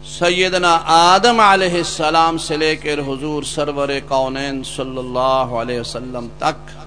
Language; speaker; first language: Urdu; non-native, local second language; Punjabi